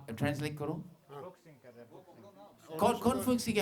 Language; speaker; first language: Hindi; non-native, fluent; English